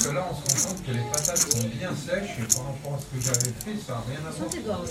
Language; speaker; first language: French; non-native, fluent; Spanish